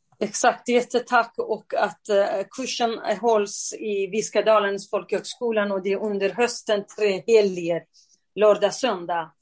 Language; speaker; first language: Swedish; non-native, fluent; Central Kurdish